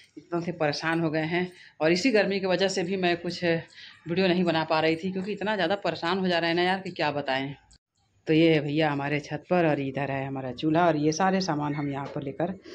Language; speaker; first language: Hindi; native; Hindi